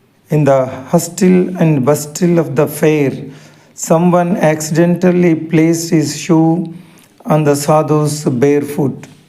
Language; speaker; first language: English; non-native, local second language; Telugu